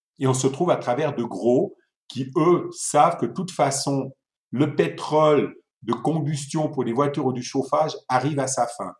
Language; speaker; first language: French; early bilingual, other home language; Italian